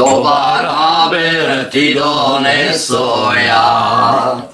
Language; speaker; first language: Macedonian; native; Macedonian